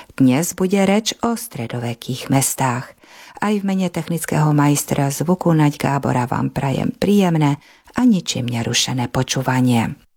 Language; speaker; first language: Slovak; early bilingual, heritage; Slovak